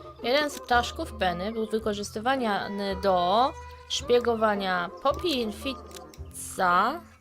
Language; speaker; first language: Polish; native; Polish